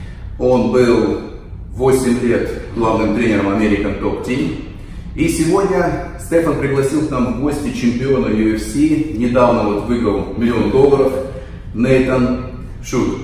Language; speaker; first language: Russian; native; Russian